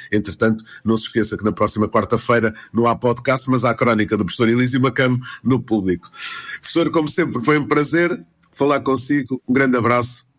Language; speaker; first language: Portuguese; native; Portuguese